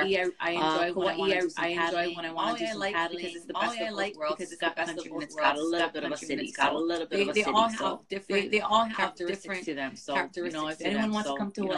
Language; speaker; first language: English; native; English